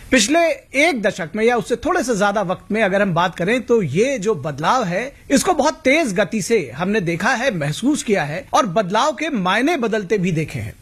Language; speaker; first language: Hindi; native; Hindi